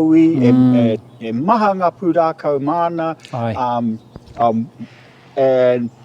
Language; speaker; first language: Māori; non-native, local second language; English